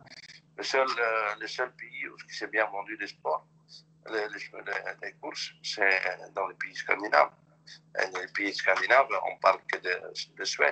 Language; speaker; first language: French; non-native, local second language; Dutch